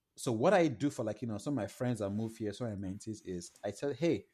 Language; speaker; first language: English; non-native, local second language; Yoruba